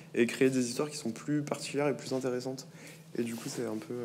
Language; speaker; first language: French; native; French